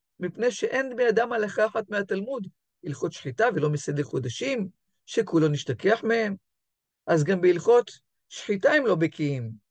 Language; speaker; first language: Hebrew; native; Hebrew